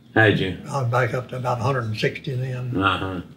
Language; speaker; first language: English; native; English